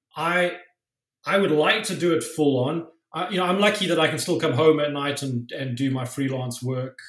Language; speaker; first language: English; native; English